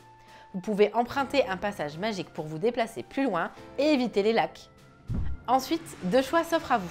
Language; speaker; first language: French; native; French